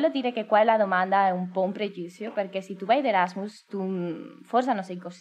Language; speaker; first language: Italian; non-native, learner; Spanish